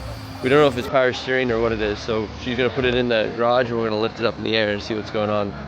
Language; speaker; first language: English; native; English